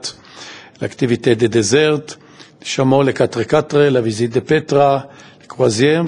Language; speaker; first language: French; non-native, fluent; Hebrew